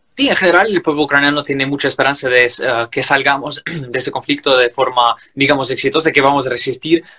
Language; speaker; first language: Spanish; non-native, fluent; Ukrainian